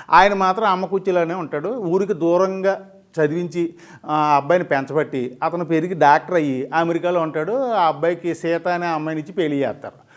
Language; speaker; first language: Telugu; native; Telugu